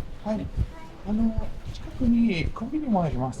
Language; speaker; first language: Japanese; non-native, learner; Portuguese